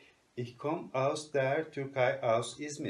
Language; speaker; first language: German; non-native, learner; Turkish